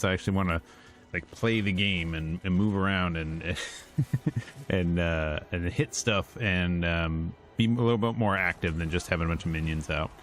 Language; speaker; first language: English; native; English